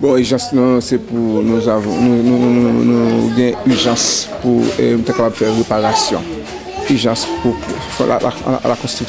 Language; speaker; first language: French; non-native, learner; Haitian Creole